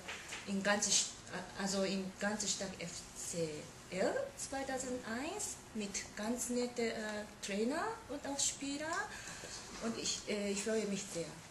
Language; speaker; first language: German; non-native, fluent; Japanese